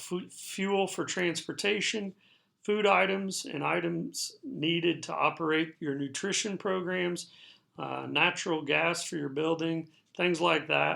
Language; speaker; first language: English; native; English